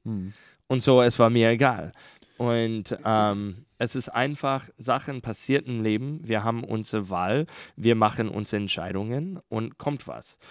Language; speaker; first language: German; non-native, learner; English